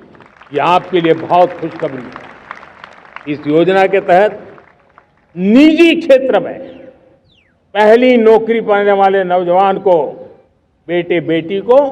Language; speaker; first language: Hindi; non-native, local second language; Gujarati